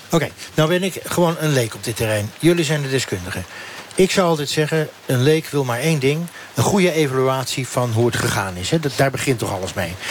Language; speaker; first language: Dutch; native; Dutch